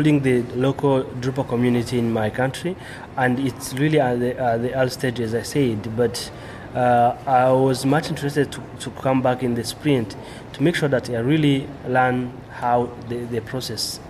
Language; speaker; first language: English; non-native, local second language; Kinyarwanda